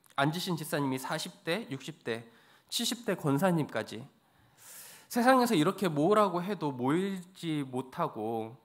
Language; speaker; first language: Korean; native; Korean